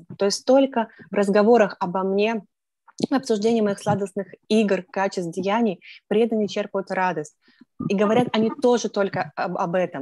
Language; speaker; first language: Russian; native; Russian